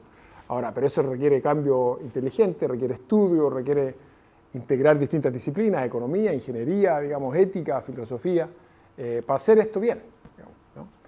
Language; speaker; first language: Spanish; native; Spanish